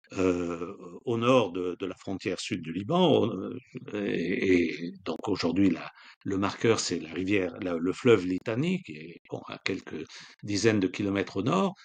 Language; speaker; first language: French; non-native, local second language; Arabic